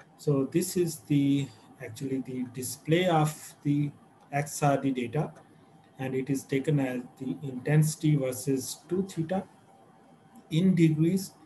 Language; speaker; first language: English; non-native, local second language; Urdu